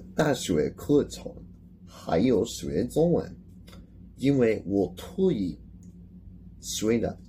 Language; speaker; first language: Chinese; non-native, learner; English